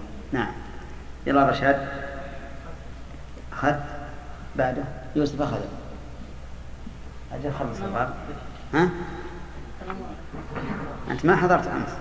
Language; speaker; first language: Arabic; native; Arabic